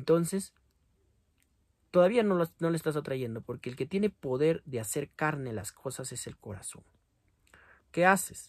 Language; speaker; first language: Spanish; native; Spanish